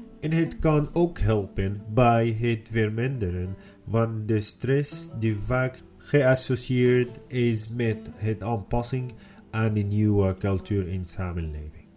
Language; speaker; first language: Dutch; non-native, learner; Arabic